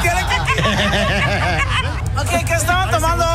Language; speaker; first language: Spanish; early bilingual, heritage; Spanish